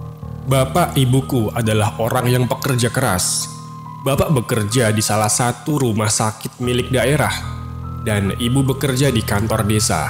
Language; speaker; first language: Indonesian; native; Indonesian